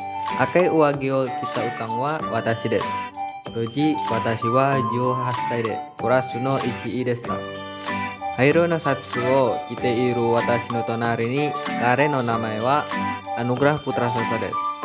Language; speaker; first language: Japanese; non-native, learner; Indonesian